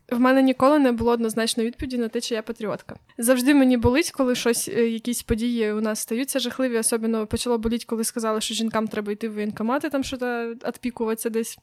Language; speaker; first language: Ukrainian; native; Ukrainian